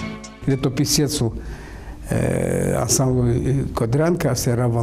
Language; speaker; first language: Romanian; non-native, local second language; Russian